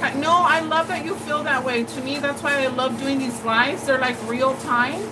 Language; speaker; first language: English; native; English